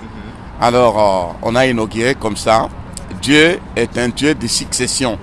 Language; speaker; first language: French; non-native, local second language; Swahili